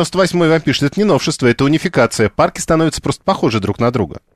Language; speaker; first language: Russian; native; Russian